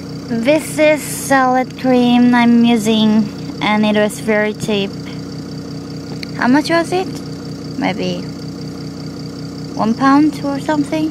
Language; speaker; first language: English; non-native, learner; Korean